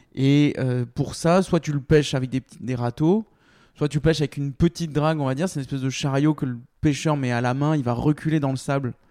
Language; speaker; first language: French; native; French